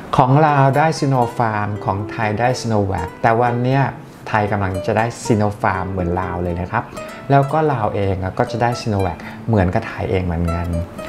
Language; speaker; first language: Thai; native; Thai